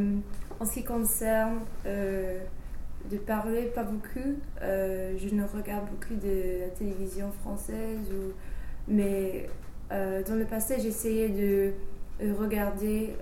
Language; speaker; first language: French; non-native, fluent; English